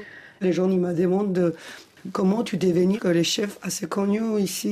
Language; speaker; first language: French; non-native, fluent; Georgian